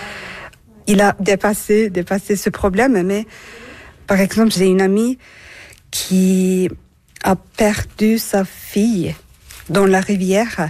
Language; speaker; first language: French; non-native, fluent; Turkish